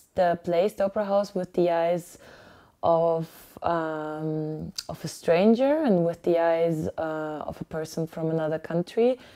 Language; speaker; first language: English; early bilingual, other home language; Ukrainian